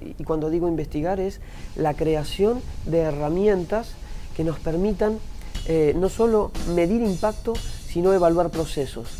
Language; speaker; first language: Spanish; native; Spanish